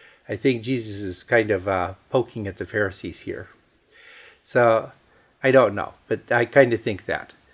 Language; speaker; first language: English; native; English